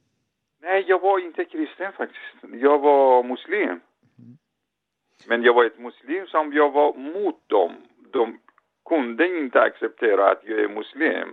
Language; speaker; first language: Swedish; non-native, learner; Persian